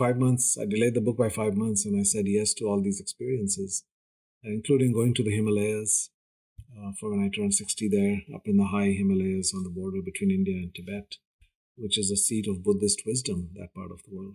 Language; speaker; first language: English; non-native, local second language; Hindi